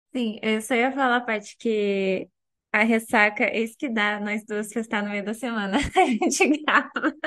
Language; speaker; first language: Portuguese; native; Portuguese